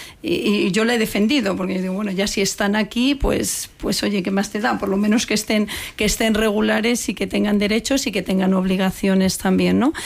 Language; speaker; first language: Spanish; native; Spanish